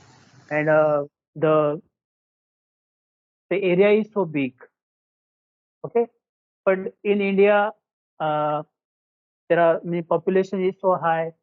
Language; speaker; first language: English; non-native, learner; Marathi